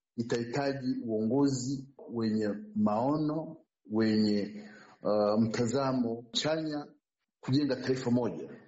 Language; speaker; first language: Swahili; non-native, local second language; Kinyarwanda